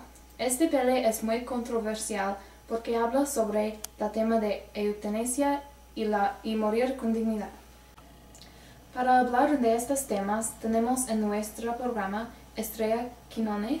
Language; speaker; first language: Spanish; non-native, learner; English